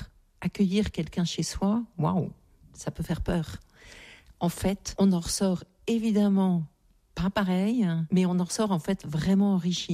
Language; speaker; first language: French; native; French